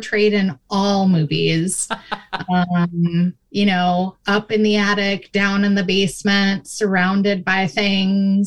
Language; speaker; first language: English; native; English